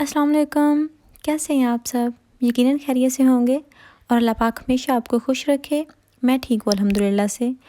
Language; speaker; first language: Hindi; non-native, local second language; Punjabi